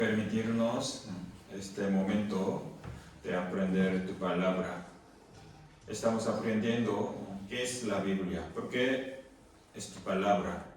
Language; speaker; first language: Spanish; non-native, fluent; Korean